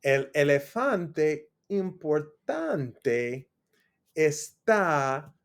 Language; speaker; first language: Spanish; non-native, learner; English